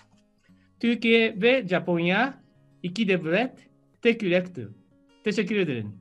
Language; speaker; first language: Turkish; non-native, learner; Japanese